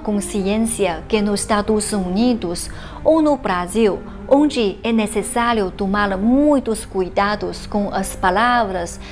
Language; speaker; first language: Portuguese; non-native, fluent; Chinese